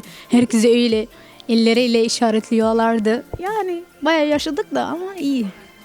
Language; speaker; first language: Turkish; non-native, learner; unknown